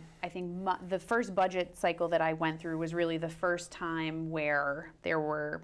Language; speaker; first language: English; native; English